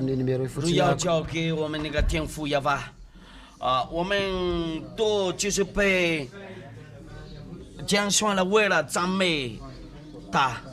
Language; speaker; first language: Chinese; non-native, learner; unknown